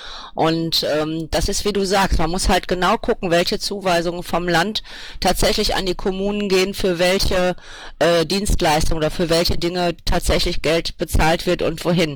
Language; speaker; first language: German; native; German